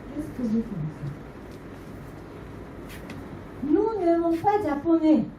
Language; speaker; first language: French; non-native, learner; Korean